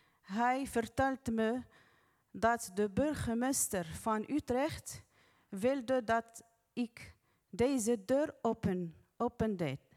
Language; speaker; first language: Dutch; non-native, learner; Arabic